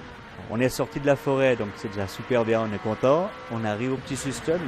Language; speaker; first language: French; native; French